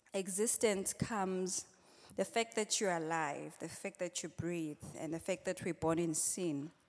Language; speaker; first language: English; non-native, local second language; Swati